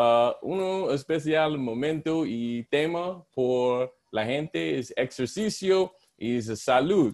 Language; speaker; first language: Spanish; non-native, learner; English